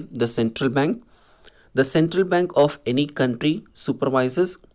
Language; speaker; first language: English; non-native, local second language; Kannada